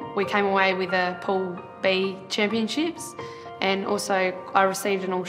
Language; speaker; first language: English; native; English